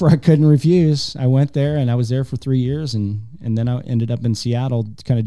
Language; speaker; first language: English; native; English